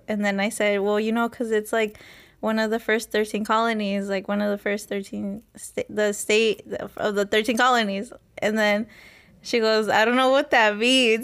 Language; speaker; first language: English; native; English